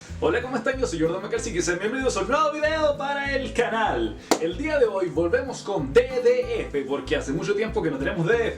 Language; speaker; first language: Spanish; native; Spanish